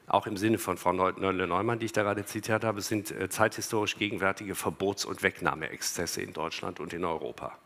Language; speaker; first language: German; native; German